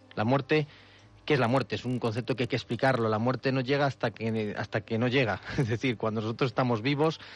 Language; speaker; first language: Spanish; native; Spanish